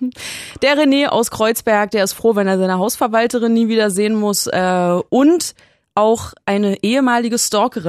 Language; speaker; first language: German; native; German